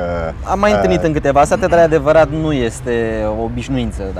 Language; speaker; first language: Romanian; native; Romanian